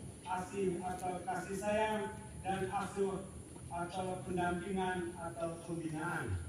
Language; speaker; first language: Indonesian; native; Indonesian